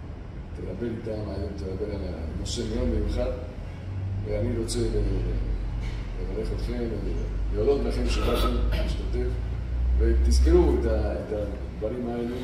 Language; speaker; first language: Hebrew; non-native, fluent; Spanish